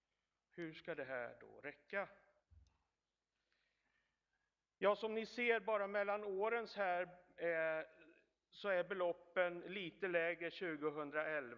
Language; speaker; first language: Swedish; native; Swedish